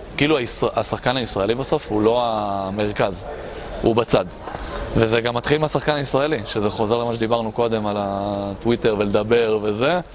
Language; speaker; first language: Hebrew; native; Hebrew